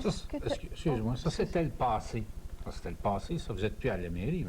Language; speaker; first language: French; native; French